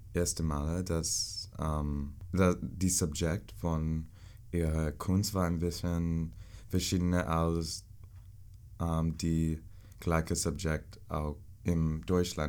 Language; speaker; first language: German; non-native, learner; English